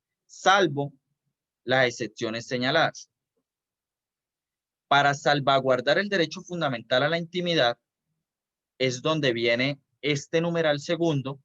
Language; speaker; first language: Spanish; native; Spanish